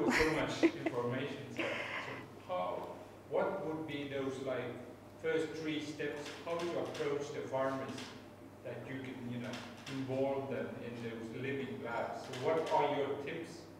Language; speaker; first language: English; non-native, fluent; Estonian